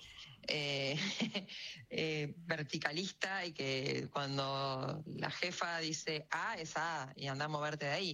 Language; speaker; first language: Spanish; native; Spanish